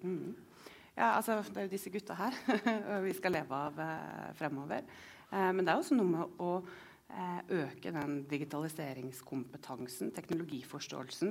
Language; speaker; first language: Norwegian; native; Norwegian